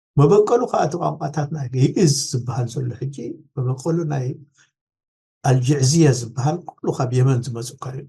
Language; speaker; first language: Tigrinya; non-native, local second language; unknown